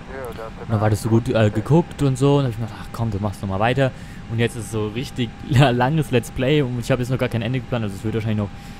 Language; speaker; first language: German; native; German